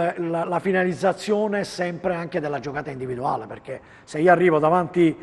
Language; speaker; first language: Italian; native; Italian